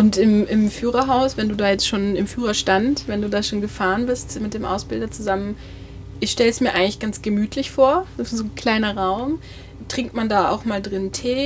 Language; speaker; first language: German; native; German